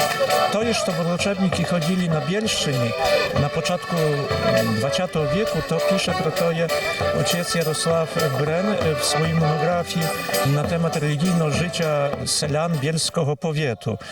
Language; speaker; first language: Polish; non-native, local second language; Belarusian